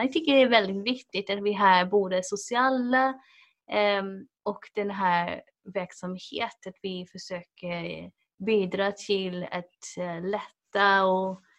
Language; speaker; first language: Swedish; non-native, fluent; English